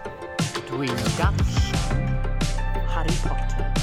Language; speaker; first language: Welsh; non-native, learner; English